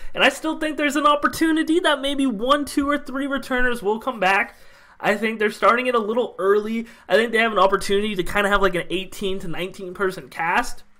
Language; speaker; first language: English; native; English